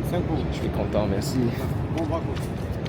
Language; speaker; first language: French; non-native, learner; English